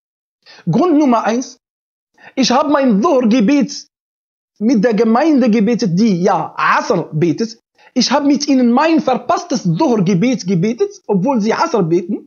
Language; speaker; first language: German; non-native, fluent; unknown